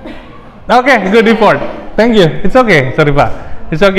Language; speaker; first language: English; non-native, fluent; Indonesian